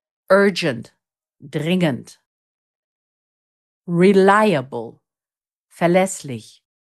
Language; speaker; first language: German; native; German